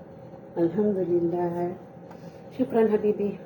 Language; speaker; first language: Arabic; non-native, learner; Filipino